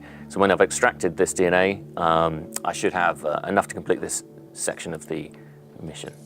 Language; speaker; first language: English; native; English